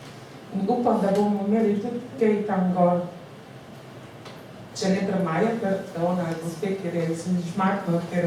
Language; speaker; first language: Slovenian; non-native, learner; Portuguese